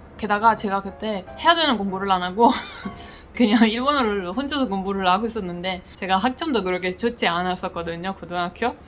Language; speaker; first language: Korean; non-native, fluent; Italian